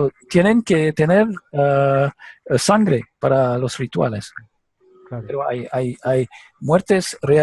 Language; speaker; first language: Spanish; non-native, learner; French